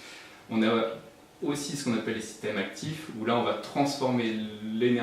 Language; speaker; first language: French; native; French